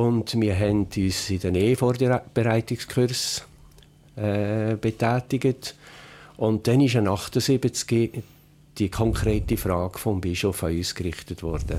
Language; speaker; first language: German; native; German